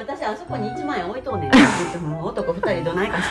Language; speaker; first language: Japanese; native; Japanese